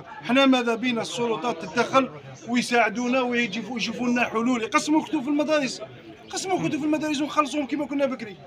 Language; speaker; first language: Arabic; native; Arabic